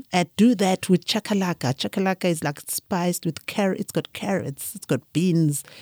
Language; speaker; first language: English; non-native, local second language; Zulu